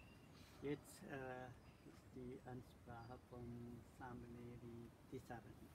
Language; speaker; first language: German; non-native, learner; Sinhala